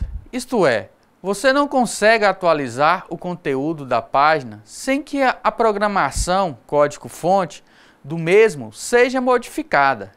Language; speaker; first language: Portuguese; native; Portuguese